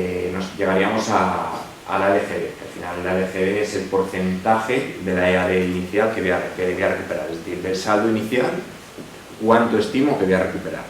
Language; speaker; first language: Spanish; native; Spanish